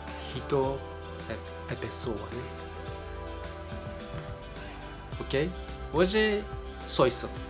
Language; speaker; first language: Portuguese; non-native, learner; Japanese